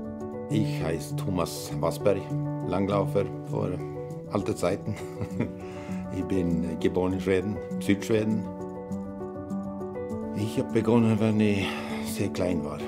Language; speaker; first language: German; non-native, fluent; Swedish